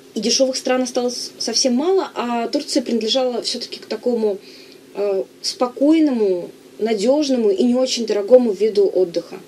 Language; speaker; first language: Russian; native; Russian